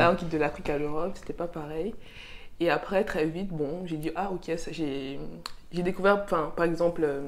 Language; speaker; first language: French; native; French